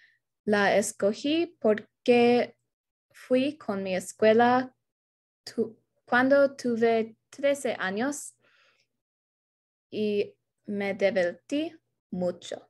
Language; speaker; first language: Spanish; non-native, learner; English